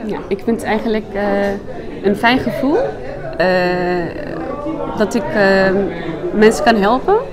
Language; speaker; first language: Dutch; non-native, fluent; Turkish